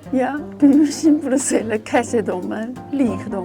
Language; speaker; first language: Norwegian; non-native, learner; Chinese